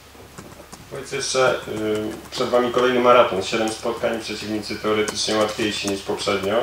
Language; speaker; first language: Polish; native; Polish